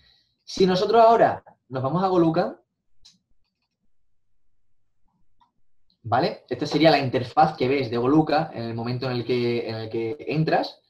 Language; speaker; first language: Spanish; native; Spanish